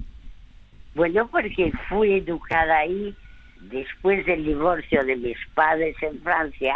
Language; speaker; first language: Spanish; early bilingual, other home language; French